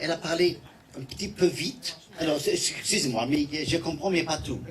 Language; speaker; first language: French; non-native, learner; English